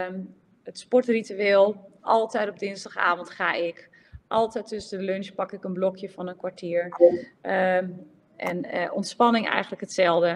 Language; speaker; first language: Dutch; native; Dutch